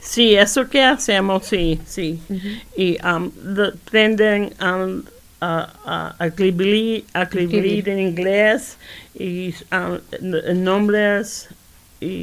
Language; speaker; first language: Spanish; early bilingual, heritage; Spanish